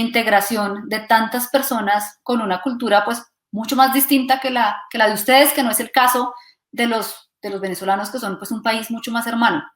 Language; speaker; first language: Spanish; native; Spanish